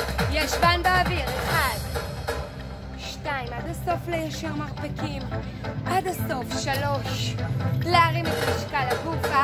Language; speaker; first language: Hebrew; native; Hebrew